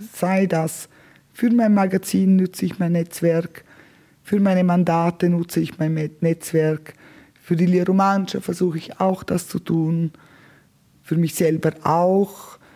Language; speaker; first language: German; non-native, local second language; Romansh